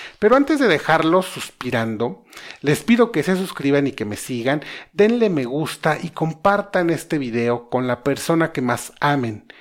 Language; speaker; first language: Spanish; native; Spanish